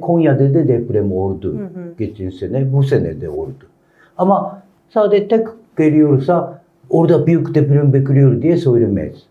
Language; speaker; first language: Turkish; non-native, learner; Japanese